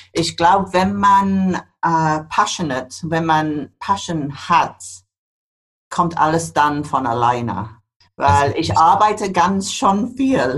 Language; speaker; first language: German; non-native, fluent; English